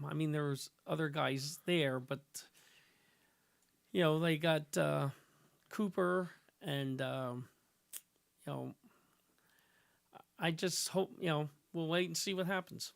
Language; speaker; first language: English; native; English